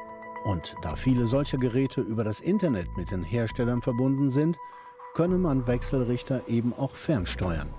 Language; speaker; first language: German; native; German